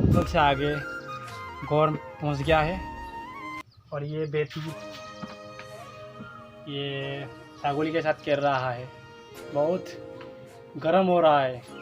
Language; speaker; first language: Hindi; non-native, local second language; Assamese